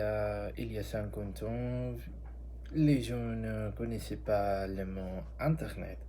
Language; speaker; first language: French; non-native, learner; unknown